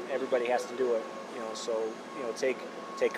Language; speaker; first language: English; native; English